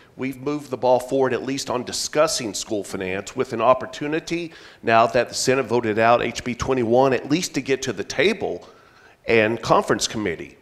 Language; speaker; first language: English; native; English